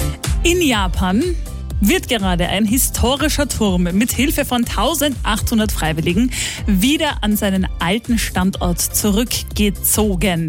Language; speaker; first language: German; native; German